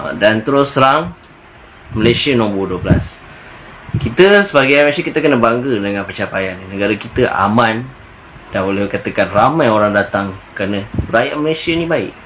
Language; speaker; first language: Malay; native; Malay